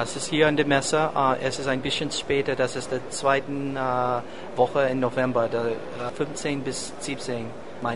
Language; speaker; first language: German; non-native, fluent; English